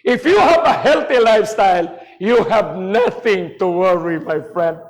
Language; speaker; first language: English; non-native, local second language; Filipino